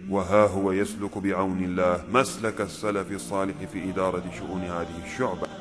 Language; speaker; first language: Arabic; non-native, fluent; Urdu